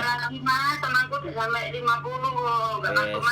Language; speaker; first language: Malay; non-native, local second language; Javanese